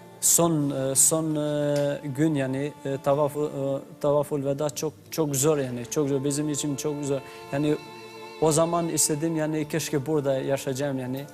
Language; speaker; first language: Turkish; non-native, learner; Albanian